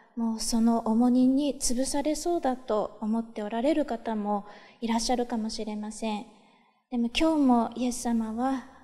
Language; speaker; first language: Japanese; native; Japanese